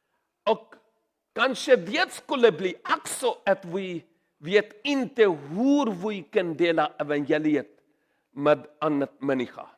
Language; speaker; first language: Swedish; non-native, learner; Urdu